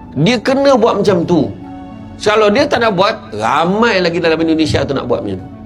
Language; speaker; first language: Malay; native; Malay